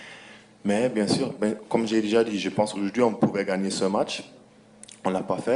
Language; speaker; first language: French; non-native, fluent; German